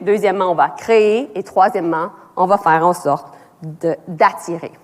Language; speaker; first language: French; native; French